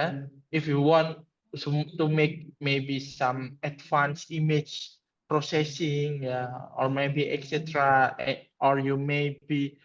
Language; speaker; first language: English; non-native, learner; Indonesian